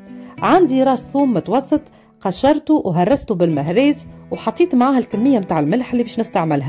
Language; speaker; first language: Arabic; native; Arabic